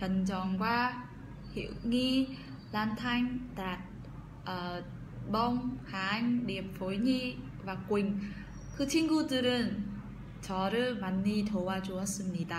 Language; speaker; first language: Korean; non-native, fluent; Vietnamese